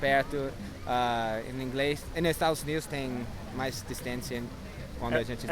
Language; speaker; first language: Portuguese; non-native, learner; English